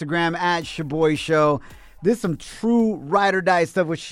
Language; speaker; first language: English; non-native, fluent; Spanish